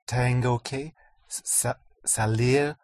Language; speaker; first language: Spanish; non-native, learner; English